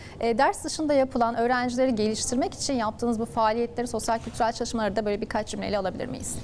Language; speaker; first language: Turkish; native; Turkish